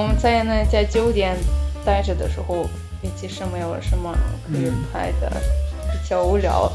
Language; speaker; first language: Chinese; non-native, fluent; Ukrainian